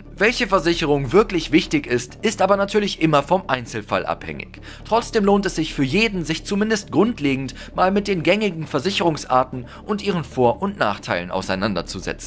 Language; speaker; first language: German; native; German